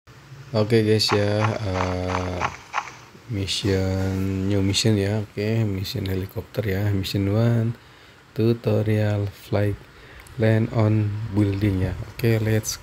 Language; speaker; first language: English; non-native, learner; Indonesian